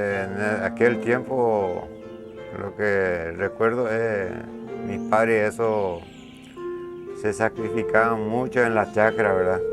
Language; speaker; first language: Spanish; early bilingual, other home language; Japanese